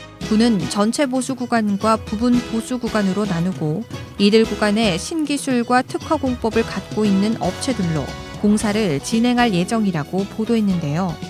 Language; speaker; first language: Korean; native; Korean